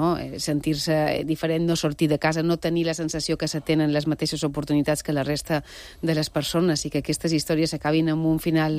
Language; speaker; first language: Catalan; native; Catalan